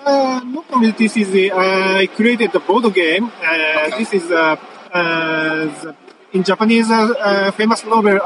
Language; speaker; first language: English; non-native, learner; Japanese